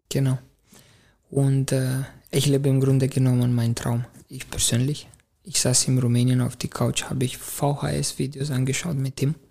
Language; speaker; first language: German; non-native, fluent; Romanian